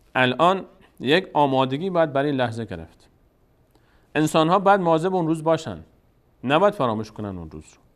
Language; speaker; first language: Persian; native; Persian